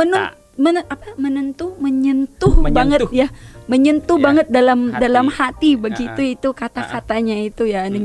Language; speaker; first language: Indonesian; non-native, fluent; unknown